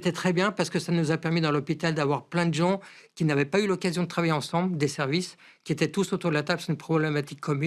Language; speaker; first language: French; native; French